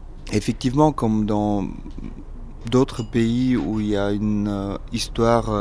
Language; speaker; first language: French; non-native, fluent; Bulgarian